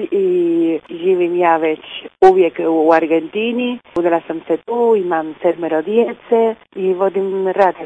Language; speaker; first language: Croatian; early bilingual, heritage; Croatian